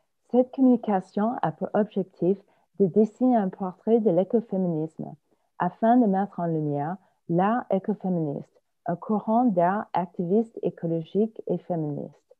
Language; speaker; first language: French; non-native, fluent; English